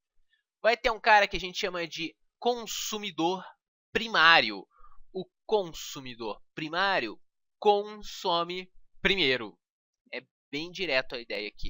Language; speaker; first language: Portuguese; native; Portuguese